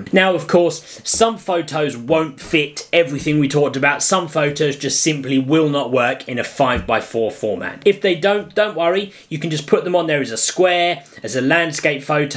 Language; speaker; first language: English; native; English